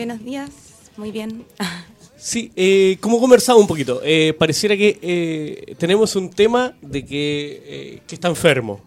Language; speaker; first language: Spanish; native; Spanish